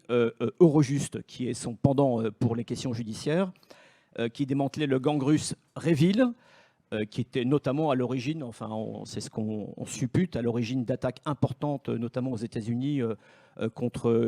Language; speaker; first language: French; native; French